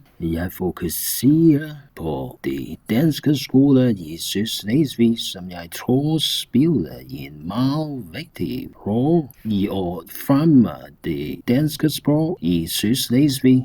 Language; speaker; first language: Danish; non-native, learner; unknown